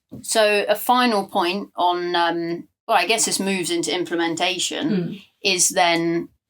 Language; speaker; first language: English; native; English